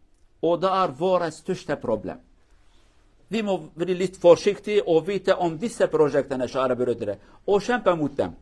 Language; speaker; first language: Norwegian; non-native, learner; Kurdish